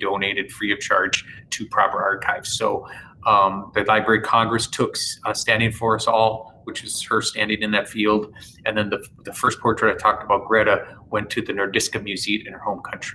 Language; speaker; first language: English; native; English